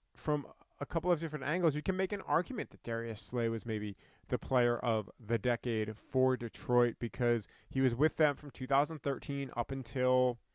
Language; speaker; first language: English; native; English